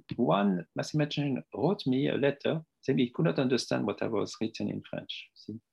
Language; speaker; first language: English; non-native, fluent; French